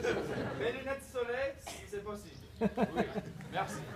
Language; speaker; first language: French; non-native, learner; English